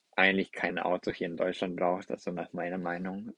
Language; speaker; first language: German; non-native, fluent; Spanish